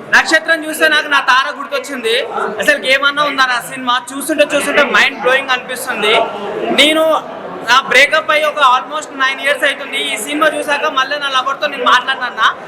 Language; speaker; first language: Telugu; native; Telugu